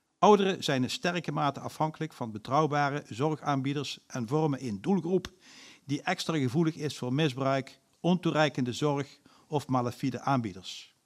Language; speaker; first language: Dutch; native; Dutch